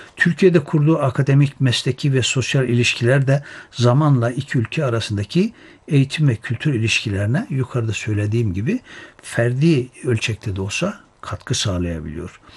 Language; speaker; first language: Turkish; native; Turkish